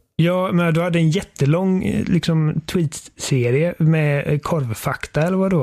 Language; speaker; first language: Swedish; native; Swedish